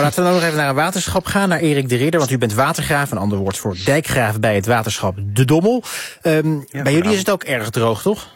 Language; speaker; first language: Dutch; native; Dutch